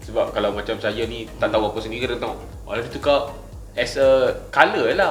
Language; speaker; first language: Malay; native; Malay